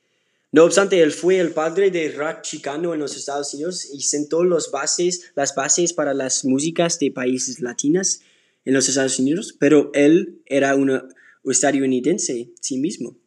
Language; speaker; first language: Spanish; non-native, learner; English